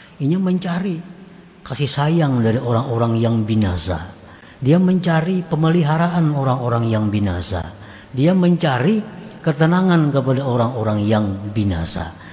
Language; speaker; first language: Indonesian; native; Indonesian